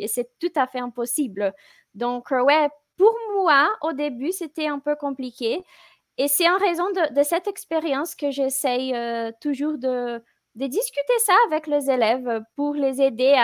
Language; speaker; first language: French; non-native, fluent; Portuguese